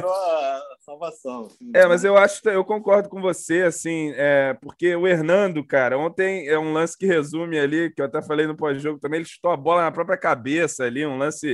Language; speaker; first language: Portuguese; native; Portuguese